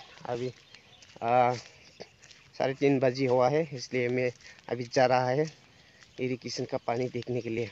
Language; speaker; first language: Hindi; non-native, local second language; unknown